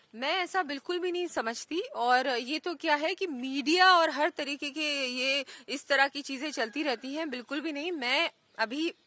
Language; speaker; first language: Hindi; native; Hindi